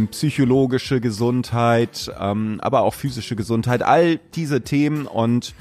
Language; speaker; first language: German; native; German